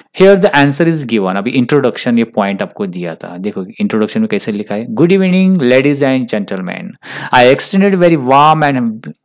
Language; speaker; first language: Hindi; non-native, local second language; Marathi